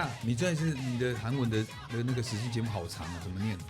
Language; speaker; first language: Chinese; native; Chinese